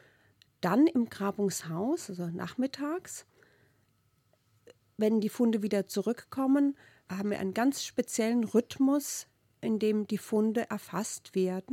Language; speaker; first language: German; native; German